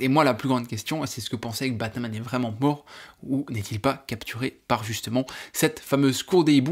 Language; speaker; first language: French; native; French